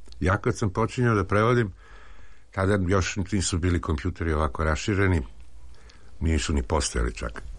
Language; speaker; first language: Serbian; native; Serbian